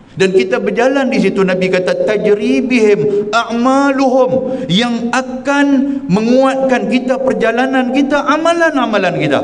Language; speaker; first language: Malay; native; Malay